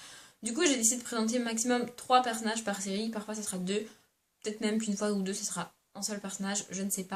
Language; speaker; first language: French; native; French